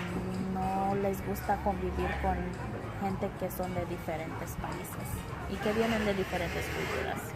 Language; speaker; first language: Spanish; early bilingual, other home language; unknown